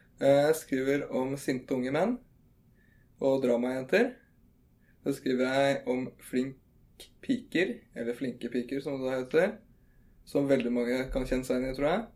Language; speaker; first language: Norwegian; native; Norwegian